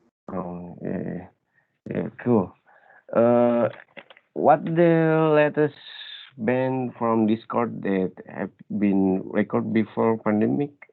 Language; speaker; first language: English; non-native, learner; Indonesian